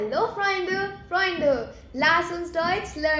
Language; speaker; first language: German; non-native, learner; Hindi